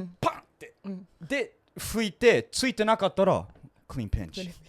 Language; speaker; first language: Japanese; non-native, learner; English